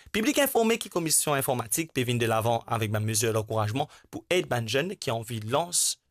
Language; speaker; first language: French; non-native, local second language; Morisyen